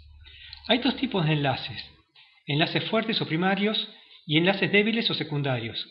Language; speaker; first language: Spanish; native; Spanish